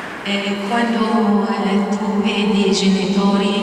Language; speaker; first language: Italian; non-native, fluent; Arabic